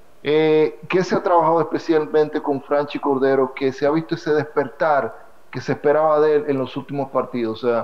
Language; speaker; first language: Spanish; native; Spanish